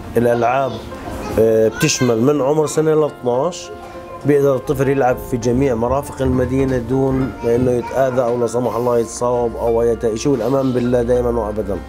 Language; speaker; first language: Arabic; native; Arabic